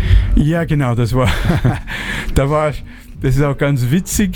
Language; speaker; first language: German; non-native, fluent; English